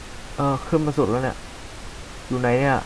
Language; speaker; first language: Thai; native; Thai